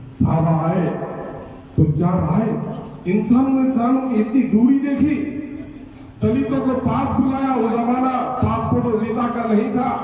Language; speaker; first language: Urdu; native; Urdu